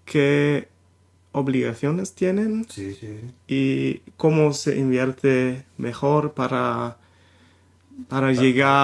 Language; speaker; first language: Spanish; non-native, fluent; German